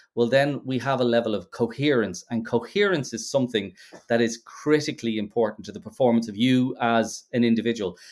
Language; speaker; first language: English; native; English